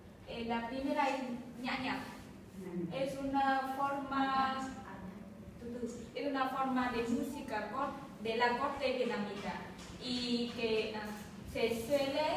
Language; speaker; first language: Spanish; non-native, fluent; Vietnamese